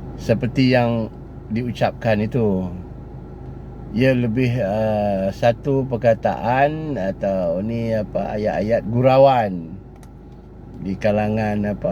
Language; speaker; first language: Malay; native; Malay